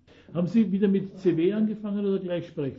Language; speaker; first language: German; native; German